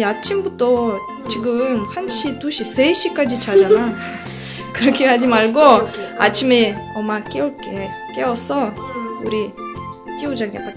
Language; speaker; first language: Korean; non-native, fluent; Russian